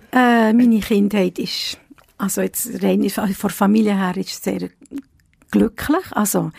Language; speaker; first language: German; early bilingual, other home language; Italian